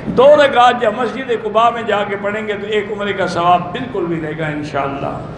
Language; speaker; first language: Urdu; native; Urdu